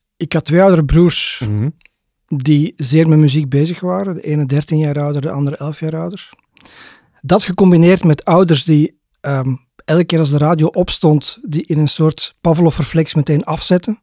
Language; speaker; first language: Dutch; native; Dutch